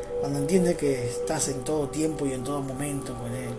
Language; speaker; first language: Spanish; native; Spanish